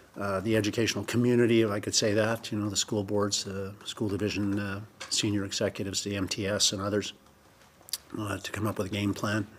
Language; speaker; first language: English; native; English